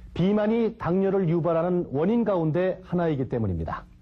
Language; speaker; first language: Korean; native; Korean